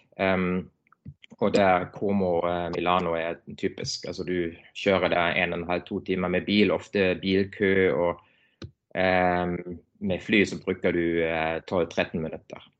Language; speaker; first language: Norwegian; non-native, fluent; German